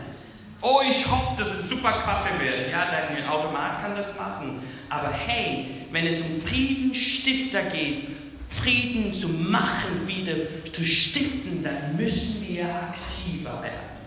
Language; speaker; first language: German; non-native, fluent; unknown